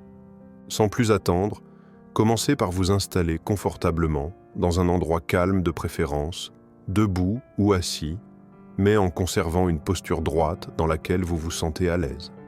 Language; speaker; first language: French; native; French